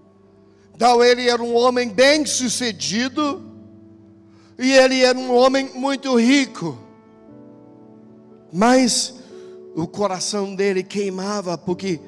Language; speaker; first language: Portuguese; non-native, fluent; English